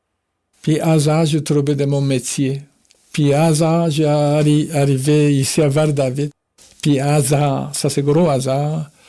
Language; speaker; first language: French; non-native, fluent; Japanese